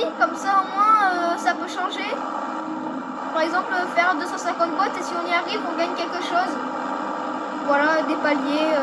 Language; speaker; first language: French; native; French